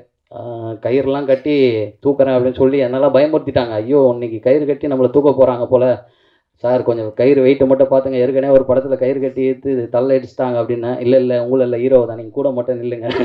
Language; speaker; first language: Tamil; native; Tamil